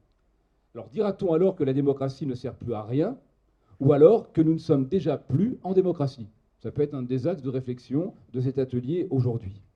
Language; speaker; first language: French; native; French